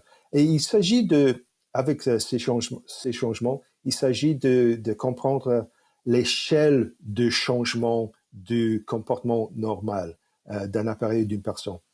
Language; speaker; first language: French; non-native, fluent; English